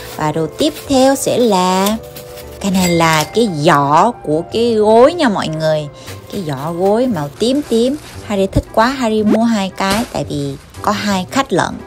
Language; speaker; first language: Vietnamese; early bilingual, heritage; Korean